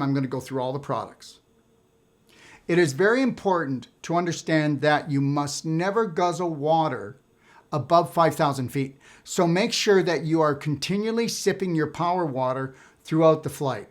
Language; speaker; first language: English; native; English